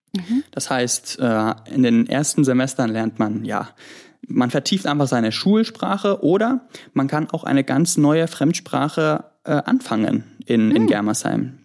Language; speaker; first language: German; early bilingual, other home language; Greek